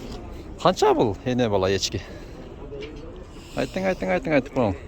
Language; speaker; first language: Kyrgyz; non-native, local second language; Uzbek